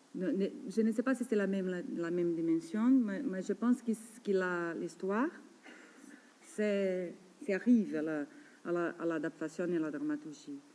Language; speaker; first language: French; non-native, learner; Portuguese